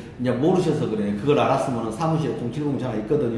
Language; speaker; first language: Korean; native; Korean